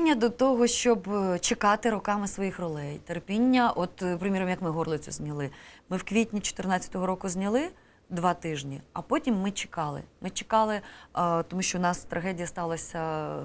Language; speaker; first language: Ukrainian; native; Ukrainian